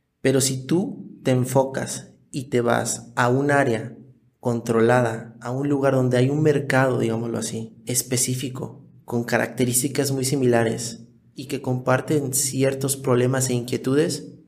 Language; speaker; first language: Spanish; native; Spanish